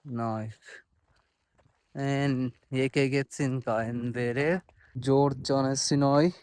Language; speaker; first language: Armenian; non-native, learner; Hindi